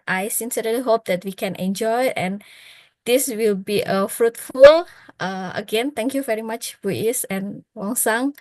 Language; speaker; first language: English; non-native, fluent; Indonesian